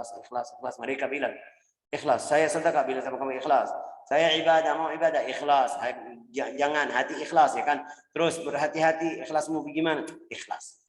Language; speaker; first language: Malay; non-native, fluent; Arabic